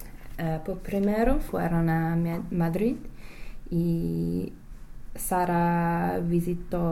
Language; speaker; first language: Spanish; non-native, learner; English